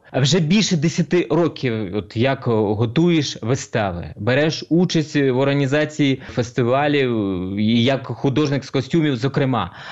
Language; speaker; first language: Ukrainian; native; Ukrainian